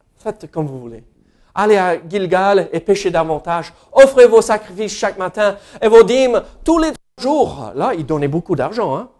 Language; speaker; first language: French; non-native, fluent; English